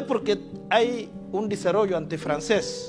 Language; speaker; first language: Spanish; non-native, fluent; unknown